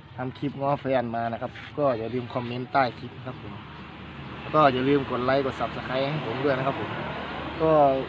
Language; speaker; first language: Thai; native; Thai